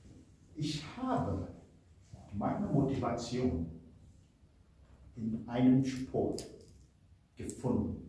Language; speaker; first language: German; non-native, fluent; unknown